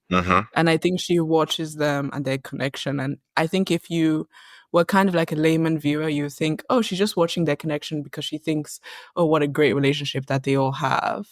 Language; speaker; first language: English; native; English